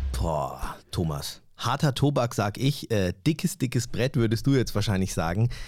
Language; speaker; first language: German; early bilingual, other home language; Turkish